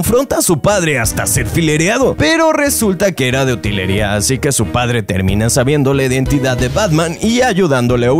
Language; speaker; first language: Spanish; native; Spanish